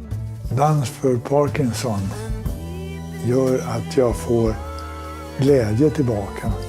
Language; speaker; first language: Swedish; native; Swedish